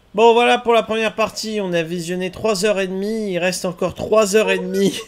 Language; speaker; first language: French; native; French